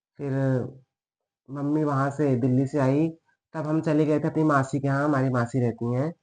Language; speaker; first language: Hindi; native; Hindi